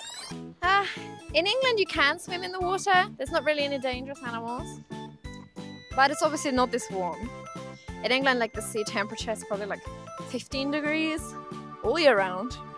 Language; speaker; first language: English; early bilingual, other home language; Japanese